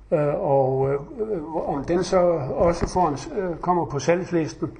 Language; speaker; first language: Danish; native; Danish